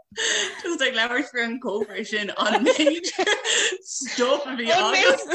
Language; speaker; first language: Irish; non-native, local second language; English